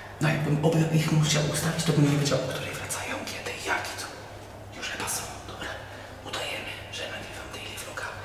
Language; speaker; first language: Polish; early bilingual, heritage; Polish